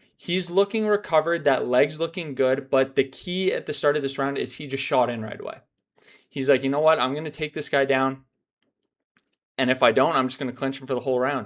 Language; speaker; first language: English; native; English